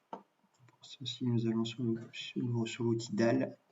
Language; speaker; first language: French; native; French